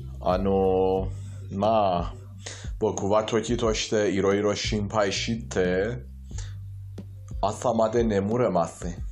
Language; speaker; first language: Japanese; non-native, fluent; Persian